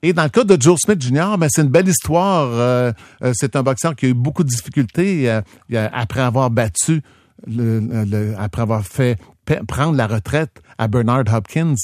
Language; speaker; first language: French; native; French